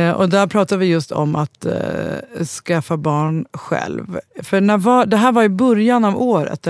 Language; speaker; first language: Swedish; native; Swedish